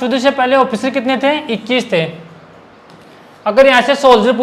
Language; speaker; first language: Hindi; native; Hindi